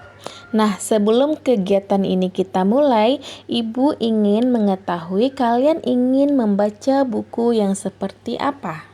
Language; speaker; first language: Indonesian; native; Indonesian